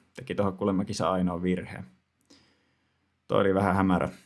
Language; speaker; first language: Finnish; native; Finnish